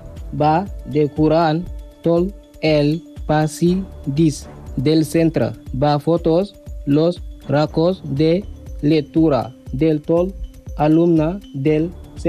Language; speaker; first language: Catalan; non-native, learner; Spanish